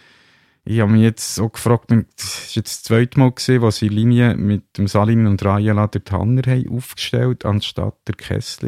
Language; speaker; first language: German; native; German